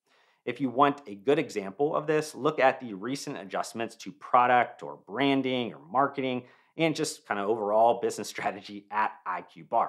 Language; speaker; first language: English; native; English